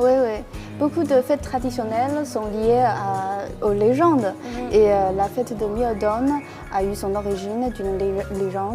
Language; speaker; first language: French; non-native, fluent; Chinese